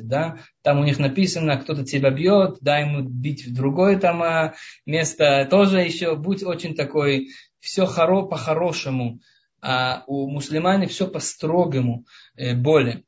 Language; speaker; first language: Russian; early bilingual, heritage; Russian